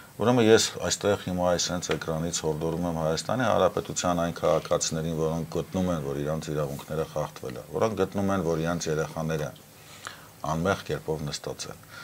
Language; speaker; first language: Armenian; native; Armenian